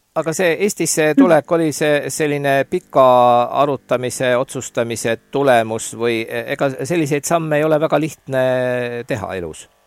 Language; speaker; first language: Estonian; native; Estonian